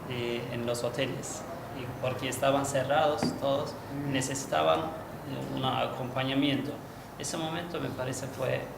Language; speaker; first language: Spanish; non-native, learner; Turkish